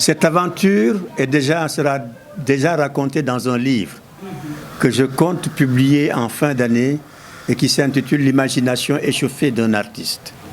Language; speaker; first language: French; non-native, local second language; Wolof